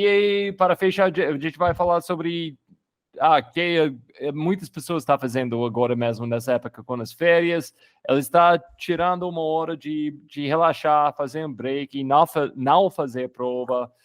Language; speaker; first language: Portuguese; non-native, fluent; English